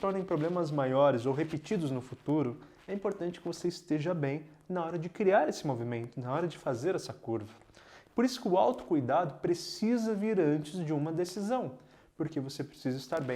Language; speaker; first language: Portuguese; native; Portuguese